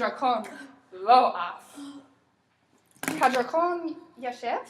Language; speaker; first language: Hebrew; non-native, learner; English